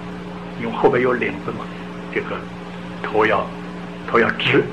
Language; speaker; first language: Chinese; native; Chinese